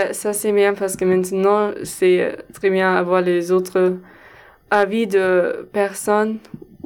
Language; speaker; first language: French; non-native, learner; German